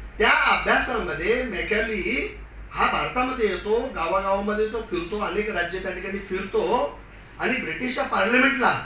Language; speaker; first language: Marathi; non-native, local second language; Lambadi